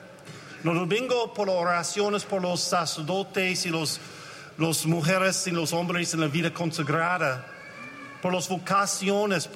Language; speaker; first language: Spanish; non-native, learner; English